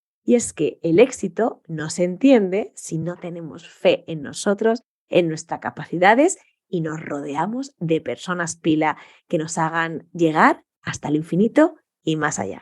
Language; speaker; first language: Spanish; native; Spanish